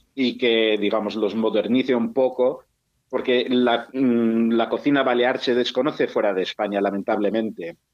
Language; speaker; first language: Spanish; native; Spanish